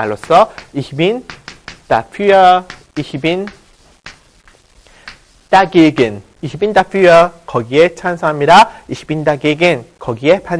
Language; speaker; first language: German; non-native, fluent; Korean